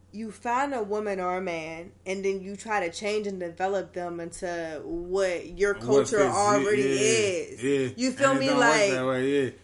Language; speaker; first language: English; native; English